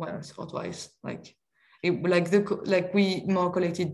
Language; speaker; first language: English; non-native, fluent; French